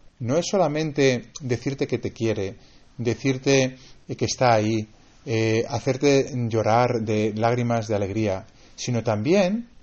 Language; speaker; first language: Spanish; native; Spanish